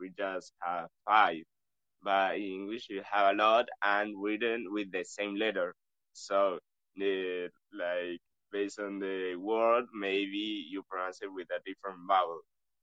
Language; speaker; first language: English; non-native, fluent; Spanish